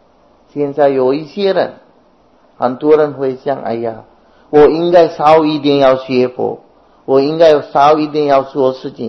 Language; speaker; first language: Chinese; non-native, fluent; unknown